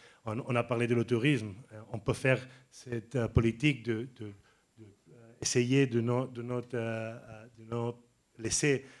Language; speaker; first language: French; non-native, learner; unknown